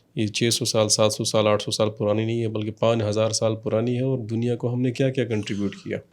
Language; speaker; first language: Urdu; non-native, local second language; Pashto